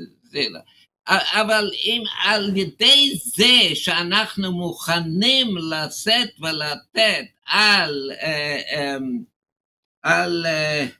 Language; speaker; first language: Hebrew; non-native, fluent; English